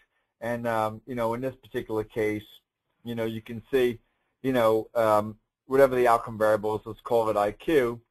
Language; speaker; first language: English; native; English